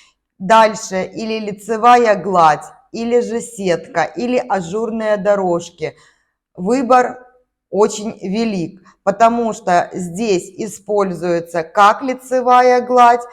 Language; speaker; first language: Russian; native; Russian